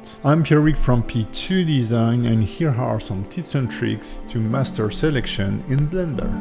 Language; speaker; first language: English; non-native, fluent; French